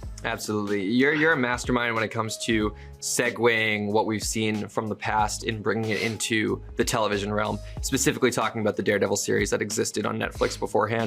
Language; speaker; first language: English; native; English